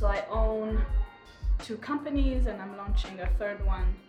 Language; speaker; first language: English; non-native, local second language; Kinyarwanda